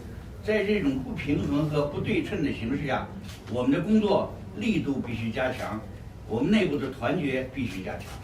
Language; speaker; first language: Chinese; native; Chinese